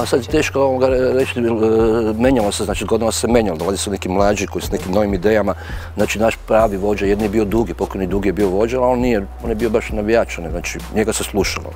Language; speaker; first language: Croatian; native; Croatian